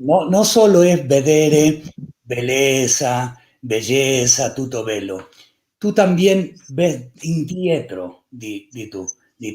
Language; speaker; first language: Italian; non-native, learner; Spanish